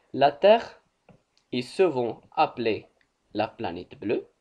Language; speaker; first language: French; non-native, local second language; Arabic